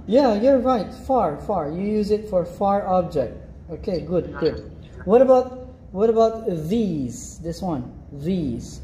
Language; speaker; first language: English; non-native, fluent; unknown